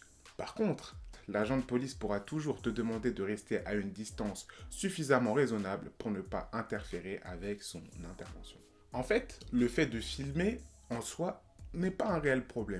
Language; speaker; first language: French; native; French